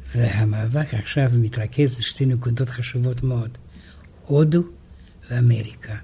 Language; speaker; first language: Hebrew; non-native, fluent; Romanian